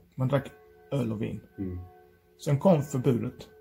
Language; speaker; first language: Swedish; native; Swedish